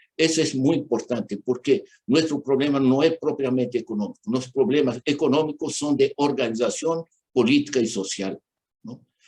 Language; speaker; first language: Spanish; non-native, fluent; Portuguese